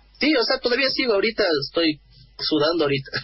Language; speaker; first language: Spanish; native; Spanish